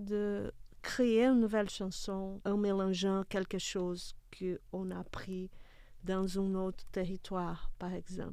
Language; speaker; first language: French; non-native, fluent; Portuguese